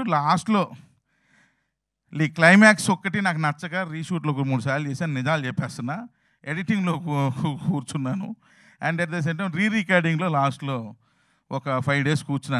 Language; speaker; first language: Telugu; native; Telugu